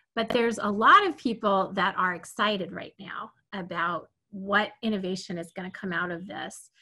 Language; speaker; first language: English; native; English